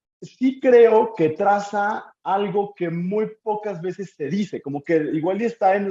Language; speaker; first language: Spanish; native; Spanish